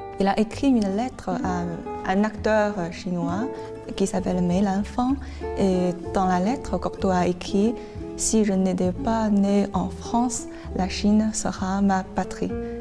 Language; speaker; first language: French; non-native, fluent; Chinese